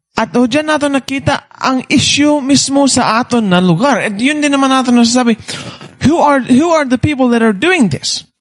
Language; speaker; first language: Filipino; non-native, fluent; English